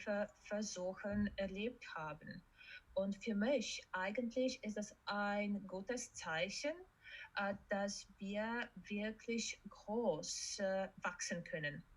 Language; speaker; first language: German; non-native, fluent; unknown